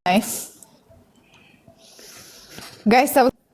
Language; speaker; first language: English; non-native, learner; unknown